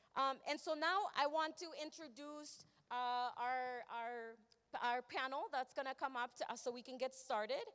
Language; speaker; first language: English; early bilingual, other home language; Spanish